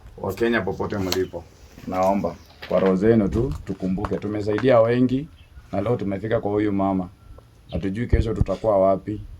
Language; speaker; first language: Swahili; non-native, local second language; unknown